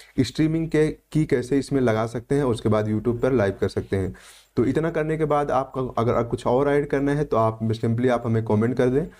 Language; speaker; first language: Hindi; native; Hindi